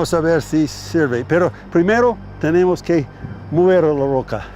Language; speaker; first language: Spanish; non-native, fluent; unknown